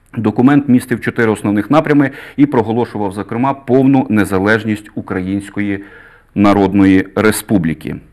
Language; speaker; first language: Ukrainian; native; Ukrainian